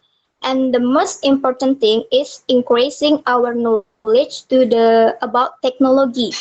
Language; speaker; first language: English; non-native, learner; Indonesian